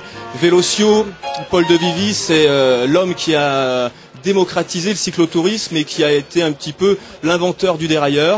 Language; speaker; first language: French; native; French